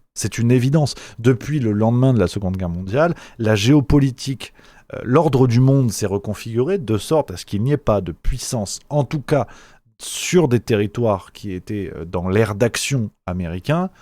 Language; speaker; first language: French; native; French